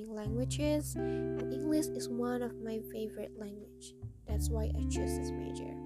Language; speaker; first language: English; non-native, fluent; Indonesian